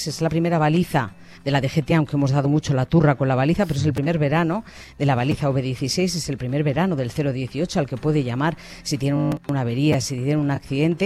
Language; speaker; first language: Spanish; native; Spanish